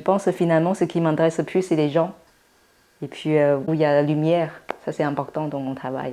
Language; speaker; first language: French; non-native, fluent; Chinese